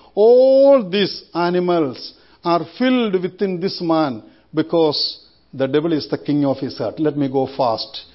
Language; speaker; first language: English; non-native, local second language; Malayalam